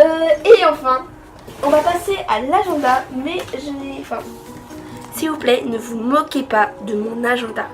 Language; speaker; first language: French; native; French